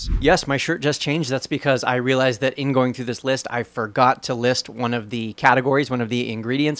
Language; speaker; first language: English; native; English